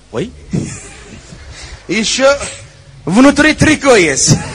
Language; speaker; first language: Russian; non-native, learner; Uzbek